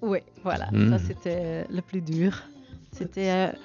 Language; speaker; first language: French; non-native, learner; Dutch